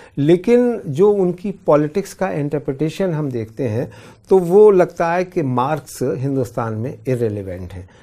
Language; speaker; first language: Hindi; native; Hindi